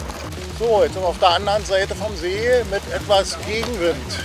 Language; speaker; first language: German; native; German